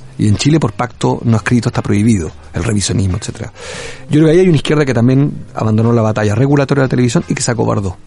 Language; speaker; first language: Spanish; native; Spanish